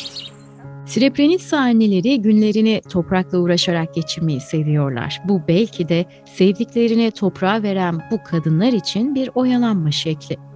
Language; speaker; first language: Turkish; native; Turkish